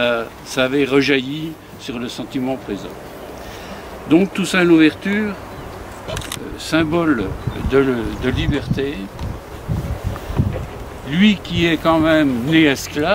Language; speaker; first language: French; native; French